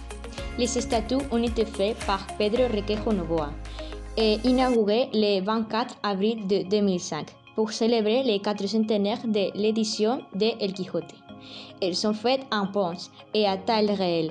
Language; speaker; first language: French; non-native, learner; Spanish